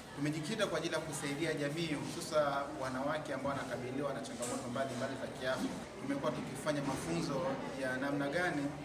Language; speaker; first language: Swahili; native; Swahili